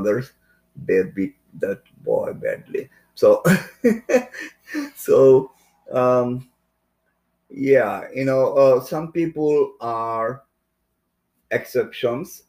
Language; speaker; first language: English; non-native, local second language; Bangla